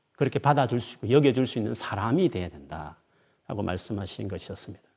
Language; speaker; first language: Korean; native; Korean